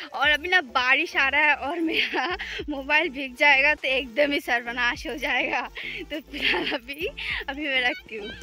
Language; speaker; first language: Hindi; non-native, local second language; Bangla